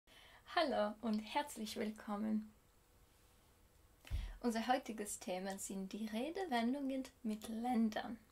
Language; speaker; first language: German; non-native, fluent; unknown